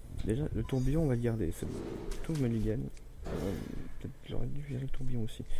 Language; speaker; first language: French; native; French